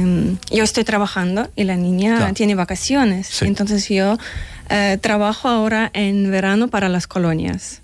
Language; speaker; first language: Spanish; non-native, learner; Ukrainian